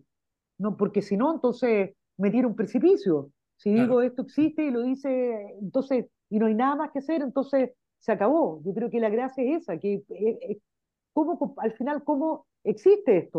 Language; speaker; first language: Spanish; native; Spanish